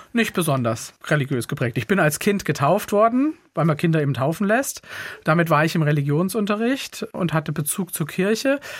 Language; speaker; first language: German; native; German